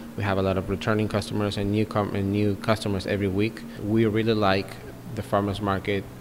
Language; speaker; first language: English; non-native, fluent; Spanish